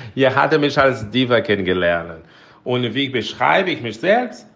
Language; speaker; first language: German; non-native, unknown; Portuguese